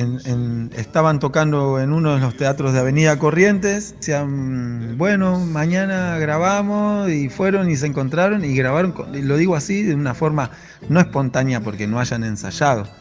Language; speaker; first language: Spanish; native; Spanish